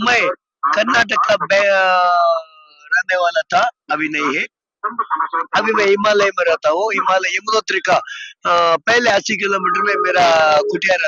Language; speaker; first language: Hindi; non-native, local second language; Telugu